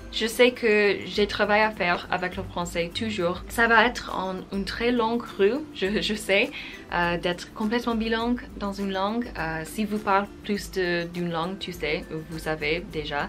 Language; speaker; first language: French; non-native, fluent; English